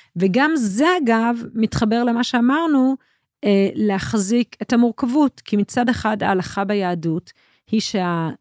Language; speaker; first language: Hebrew; native; Hebrew